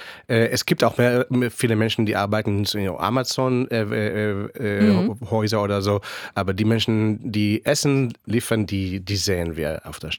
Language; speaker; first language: German; non-native, fluent; Hebrew